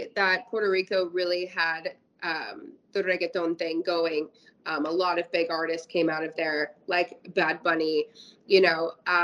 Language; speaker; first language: English; native; English